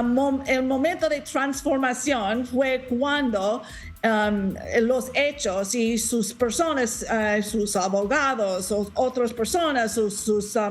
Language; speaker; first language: Spanish; non-native, learner; English